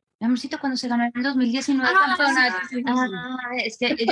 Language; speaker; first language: Spanish; early bilingual, heritage; Spanish